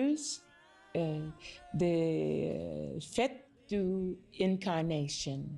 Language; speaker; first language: French; non-native, learner; English